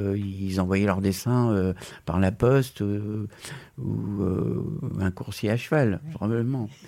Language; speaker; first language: French; non-native, fluent; Spanish